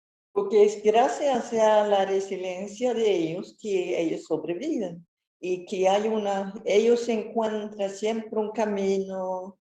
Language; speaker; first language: Spanish; non-native, fluent; Swedish